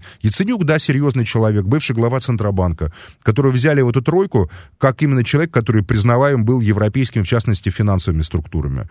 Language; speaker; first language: Russian; native; Russian